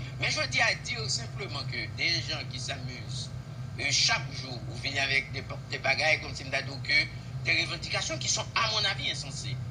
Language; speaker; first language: French; non-native, local second language; Haitian Creole